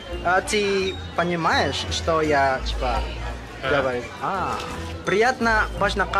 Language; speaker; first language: Russian; non-native, learner; Indonesian